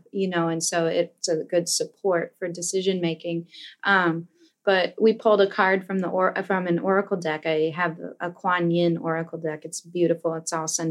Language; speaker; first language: English; native; English